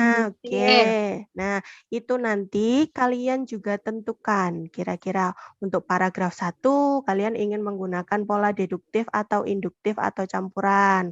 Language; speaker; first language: Indonesian; native; Indonesian